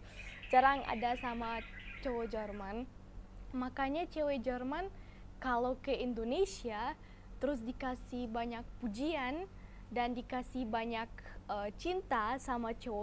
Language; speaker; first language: Indonesian; non-native, fluent; German